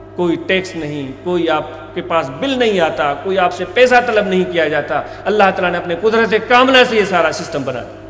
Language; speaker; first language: Urdu; non-native, local second language; Sindhi